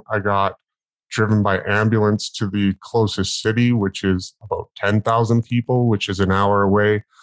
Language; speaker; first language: English; native; English